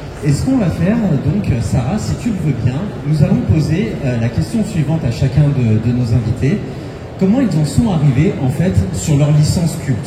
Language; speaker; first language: French; native; French